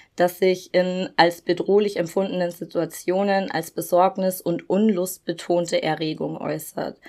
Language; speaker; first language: German; native; German